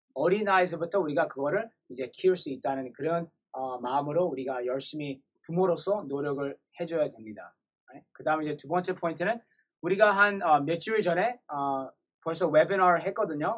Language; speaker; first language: Korean; non-native, learner; English